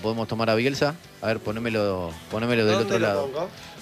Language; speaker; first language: Spanish; native; Spanish